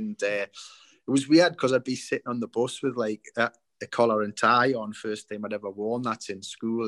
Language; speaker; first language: English; native; English